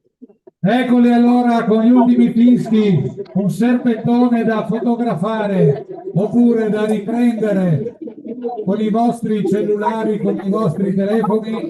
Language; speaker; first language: Italian; native; Italian